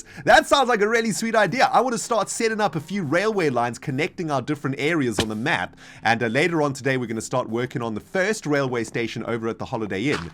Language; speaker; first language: English; native; English